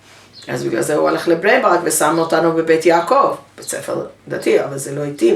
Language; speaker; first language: Hebrew; early bilingual, other home language; English